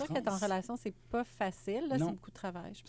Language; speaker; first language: French; native; French